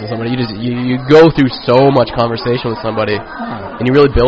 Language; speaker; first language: English; native; English